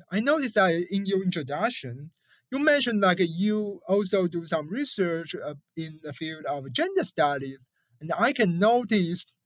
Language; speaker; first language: English; non-native, fluent; Chinese